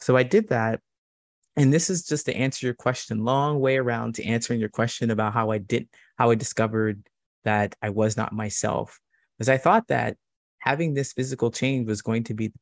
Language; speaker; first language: English; native; English